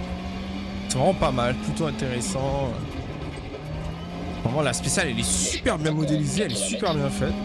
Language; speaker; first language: French; native; French